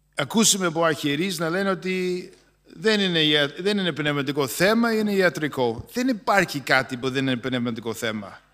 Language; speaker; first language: Greek; non-native, fluent; English